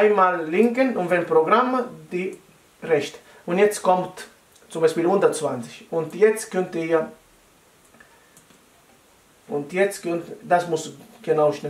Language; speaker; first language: German; non-native, fluent; Italian